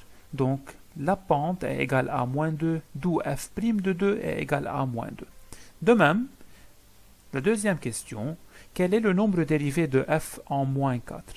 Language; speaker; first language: French; non-native, local second language; Arabic